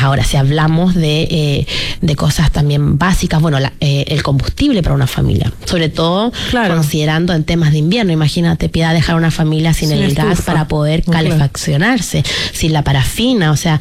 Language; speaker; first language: Spanish; native; Spanish